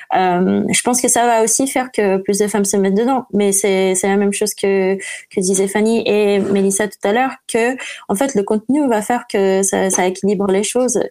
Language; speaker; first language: French; non-native, fluent; English